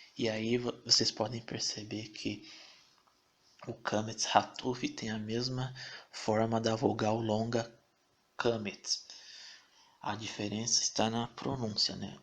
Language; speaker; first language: Portuguese; native; Portuguese